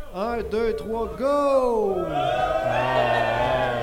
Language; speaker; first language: French; native; French